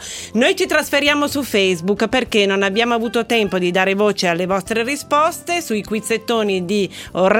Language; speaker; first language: Italian; native; Italian